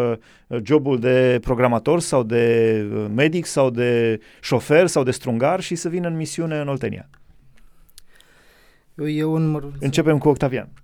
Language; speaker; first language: Romanian; native; Romanian